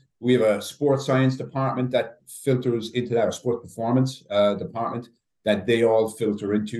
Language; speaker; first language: English; native; English